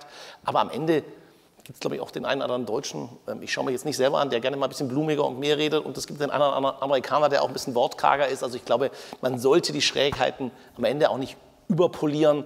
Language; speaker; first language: German; native; German